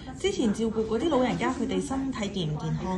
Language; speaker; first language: Cantonese; native; Cantonese